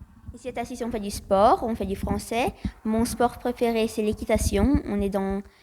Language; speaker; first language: French; early bilingual, heritage; French